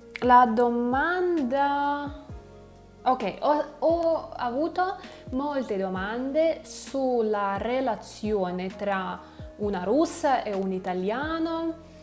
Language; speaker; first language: Italian; non-native, fluent; Russian